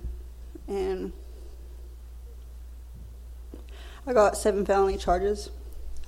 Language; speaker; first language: English; native; English